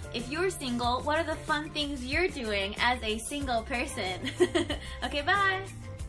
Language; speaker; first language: English; native; English